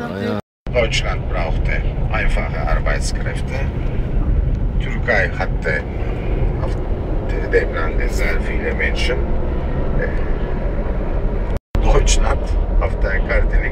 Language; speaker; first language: German; non-native, fluent; Turkish